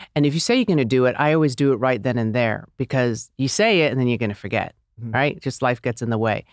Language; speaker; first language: English; native; English